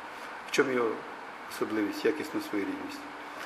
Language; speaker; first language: Ukrainian; native; Ukrainian